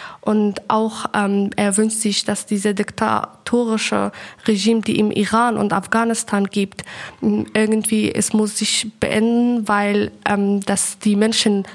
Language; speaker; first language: German; non-native, learner; Persian